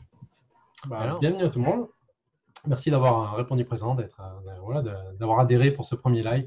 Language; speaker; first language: French; native; French